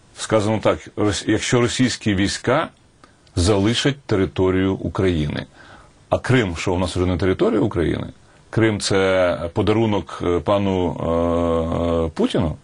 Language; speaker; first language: Ukrainian; native; Ukrainian